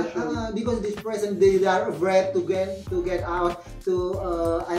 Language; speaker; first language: English; non-native, learner; Indonesian